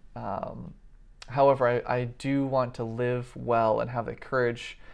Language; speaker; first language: English; native; English